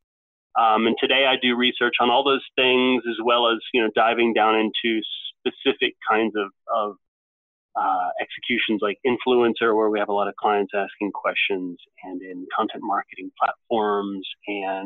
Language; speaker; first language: English; native; English